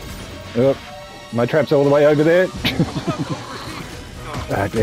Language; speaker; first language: English; native; English